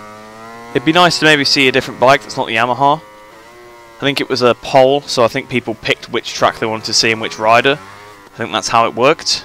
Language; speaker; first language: English; native; English